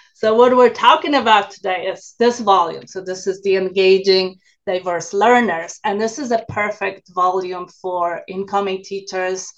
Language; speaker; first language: English; non-native, fluent; Polish